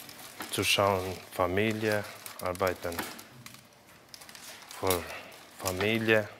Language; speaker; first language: German; non-native, learner; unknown